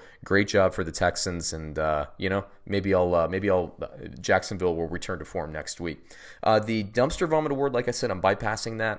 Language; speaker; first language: English; native; English